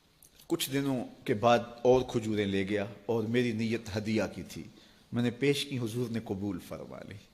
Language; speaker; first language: Urdu; native; Urdu